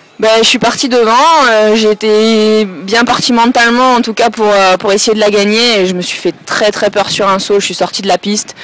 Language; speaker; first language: French; native; French